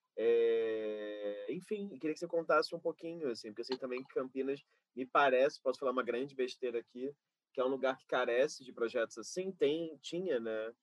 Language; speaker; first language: Portuguese; native; Portuguese